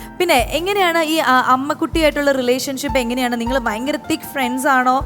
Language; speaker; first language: Malayalam; native; Malayalam